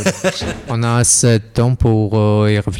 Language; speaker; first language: French; non-native, fluent; Russian